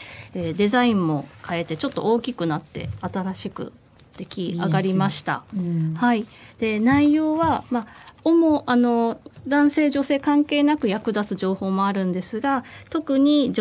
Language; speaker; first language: Japanese; native; Japanese